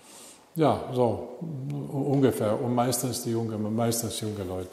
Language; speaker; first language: German; non-native, learner; Italian